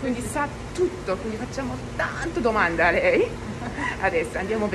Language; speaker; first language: Italian; non-native, learner; Japanese